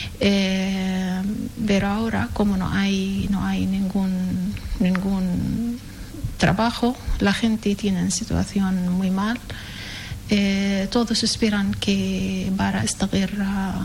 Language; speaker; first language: Spanish; non-native, learner; Arabic